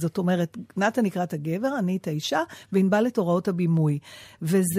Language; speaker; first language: Hebrew; native; Hebrew